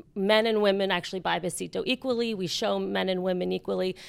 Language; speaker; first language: English; native; English